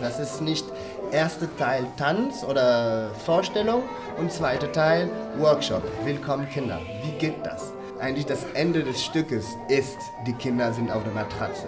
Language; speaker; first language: German; non-native, fluent; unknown